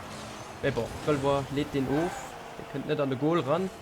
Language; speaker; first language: German; non-native, local second language; Luxembourgish